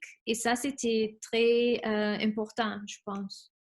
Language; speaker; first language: French; non-native, fluent; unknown